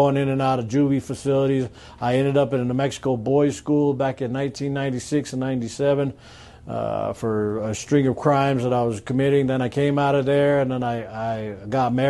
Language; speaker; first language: English; native; English